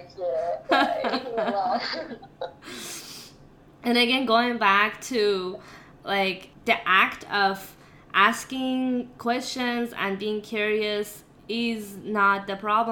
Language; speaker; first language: English; non-native, fluent; Persian